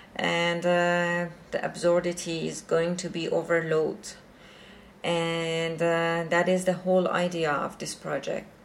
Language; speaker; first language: English; non-native, fluent; Persian